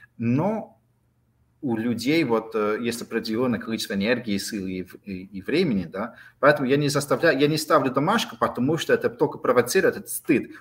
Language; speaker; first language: Russian; non-native, fluent; English